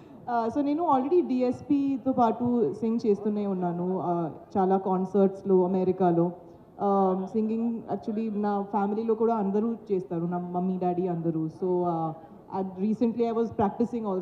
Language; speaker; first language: Telugu; non-native, learner; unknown